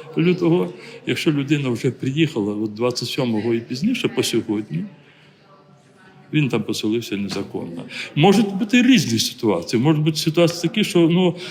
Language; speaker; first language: Ukrainian; non-native, local second language; Crimean Tatar